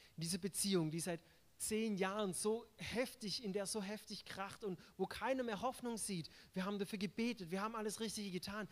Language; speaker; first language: German; native; German